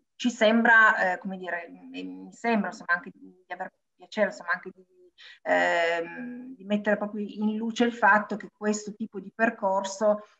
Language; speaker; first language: Italian; non-native, fluent; Arabic